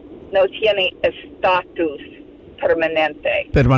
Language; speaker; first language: Spanish; non-native, learner; English